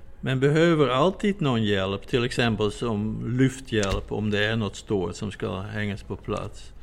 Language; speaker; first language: Swedish; non-native, fluent; Dutch